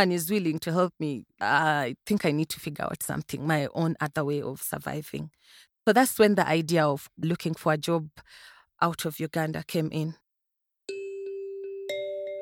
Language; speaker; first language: English; non-native, local second language; Ganda